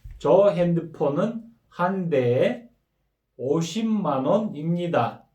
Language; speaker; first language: Korean; non-native, fluent; Kyrgyz